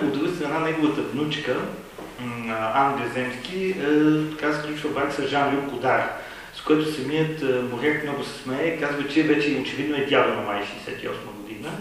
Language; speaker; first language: Bulgarian; native; Bulgarian